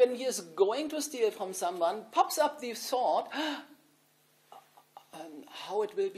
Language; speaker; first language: English; non-native, fluent; German